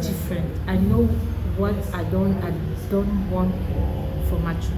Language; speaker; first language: English; non-native, learner; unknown